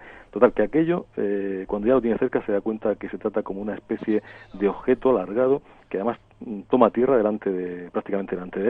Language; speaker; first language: Spanish; native; Spanish